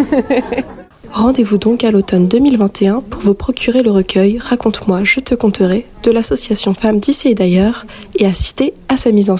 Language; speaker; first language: French; native; French